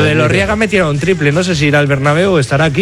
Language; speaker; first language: Spanish; native; Spanish